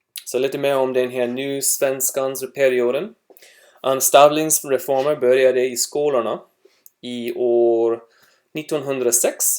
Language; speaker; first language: Swedish; non-native, learner; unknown